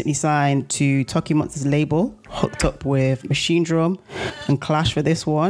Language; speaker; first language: English; native; English